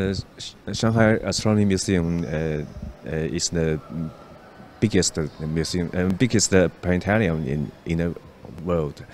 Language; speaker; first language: English; non-native, learner; Chinese